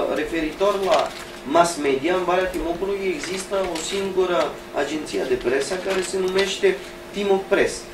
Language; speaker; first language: Romanian; early bilingual, heritage; Romanian